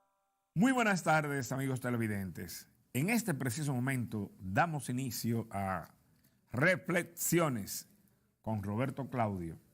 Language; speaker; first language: Spanish; native; Spanish